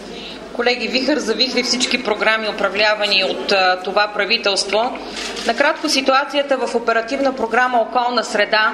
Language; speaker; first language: Bulgarian; native; Bulgarian